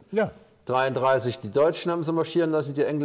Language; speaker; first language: German; native; German